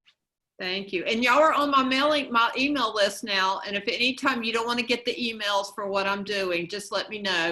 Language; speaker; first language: English; native; English